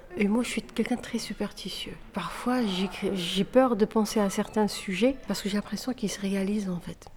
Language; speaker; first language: French; non-native, local second language; Arabic